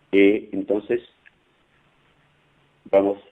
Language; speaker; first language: Spanish; non-native, fluent; Portuguese